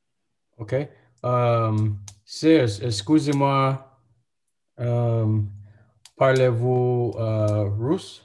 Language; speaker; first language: French; non-native, learner; English